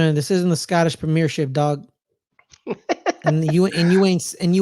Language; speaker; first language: English; native; English